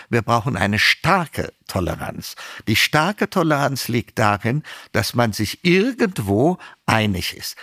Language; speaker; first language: German; non-native, fluent; Amharic